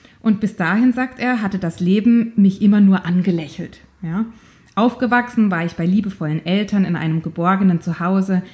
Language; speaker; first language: German; native; German